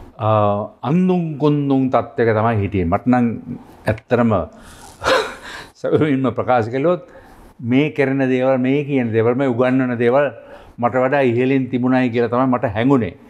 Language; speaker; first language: Sinhala; native; Sinhala